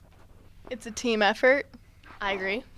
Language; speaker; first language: English; native; English